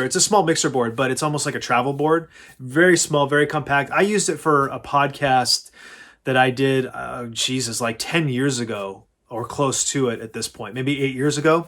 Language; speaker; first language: English; native; English